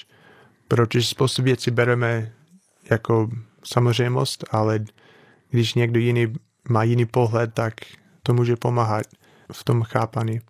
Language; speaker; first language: Czech; non-native, fluent; English